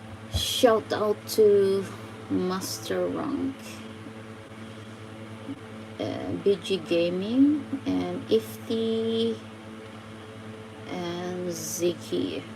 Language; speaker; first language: English; non-native, fluent; Filipino